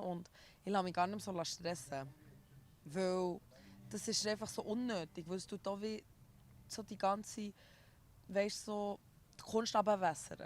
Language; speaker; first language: German; early bilingual, other home language; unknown